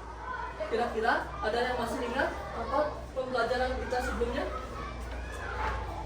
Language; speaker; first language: Indonesian; native; Indonesian